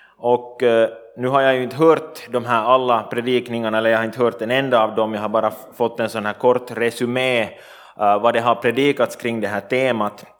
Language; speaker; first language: Swedish; native; Swedish